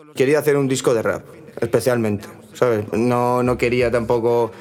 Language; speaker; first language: Spanish; native; Spanish